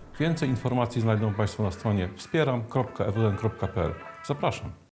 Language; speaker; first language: Polish; native; Polish